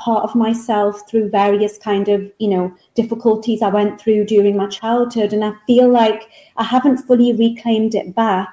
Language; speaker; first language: English; native; English